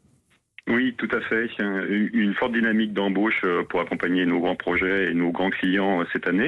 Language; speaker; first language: French; native; French